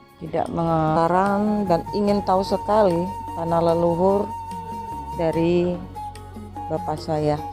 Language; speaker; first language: Indonesian; native; Indonesian